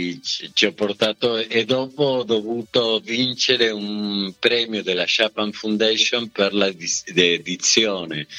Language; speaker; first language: Italian; non-native, fluent; Spanish